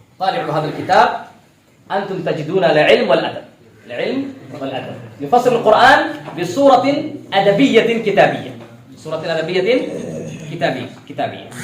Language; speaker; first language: Arabic; non-native, fluent; Urdu